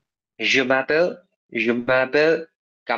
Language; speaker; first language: French; non-native, learner; Bangla